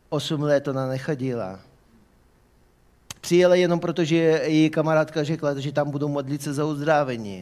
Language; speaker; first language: Czech; non-native, fluent; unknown